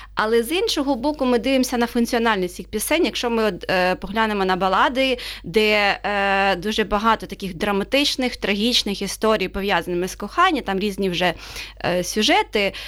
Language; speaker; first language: Ukrainian; native; Ukrainian